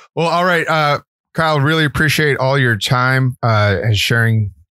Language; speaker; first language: English; native; English